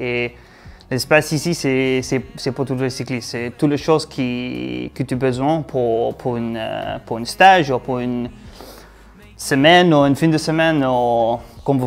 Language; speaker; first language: French; non-native, fluent; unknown